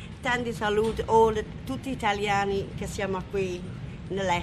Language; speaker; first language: Italian; native; Italian